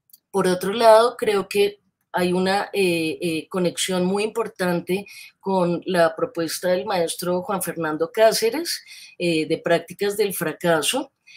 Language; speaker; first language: Spanish; native; Spanish